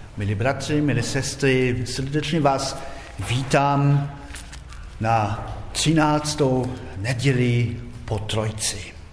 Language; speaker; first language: Czech; non-native, fluent; German